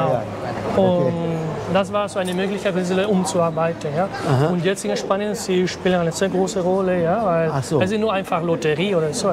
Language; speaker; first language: German; non-native, fluent; Spanish